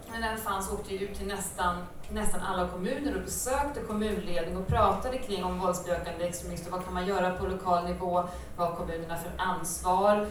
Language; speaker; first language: Swedish; native; Swedish